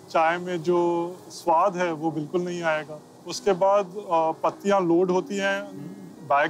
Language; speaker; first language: Hindi; native; Hindi